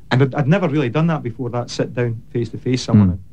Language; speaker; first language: English; native; English